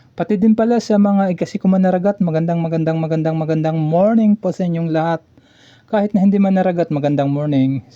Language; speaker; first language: Filipino; non-native, local second language; Waray